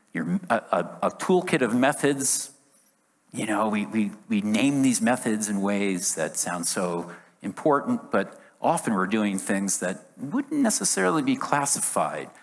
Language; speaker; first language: English; native; English